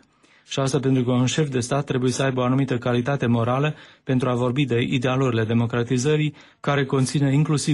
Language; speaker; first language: Romanian; native; Romanian